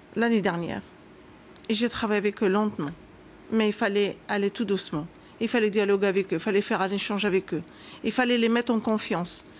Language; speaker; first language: French; non-native, local second language; Arabic